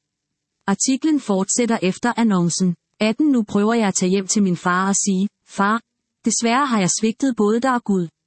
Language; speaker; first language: Danish; native; Danish